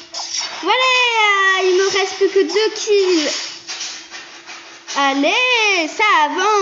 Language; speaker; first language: French; native; French